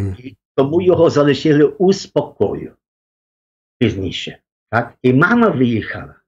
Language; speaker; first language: Ukrainian; early bilingual, heritage; Ukrainian